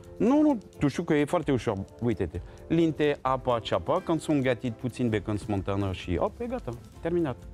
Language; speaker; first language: Romanian; non-native, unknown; French